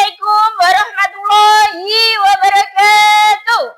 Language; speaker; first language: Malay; non-native, local second language; Javanese